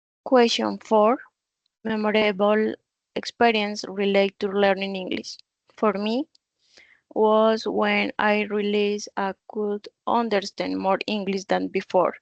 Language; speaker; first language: English; non-native, learner; Spanish